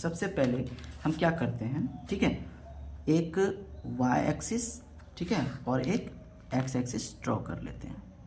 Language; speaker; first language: Hindi; native; Hindi